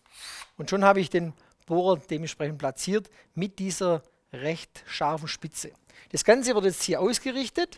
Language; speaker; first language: German; native; German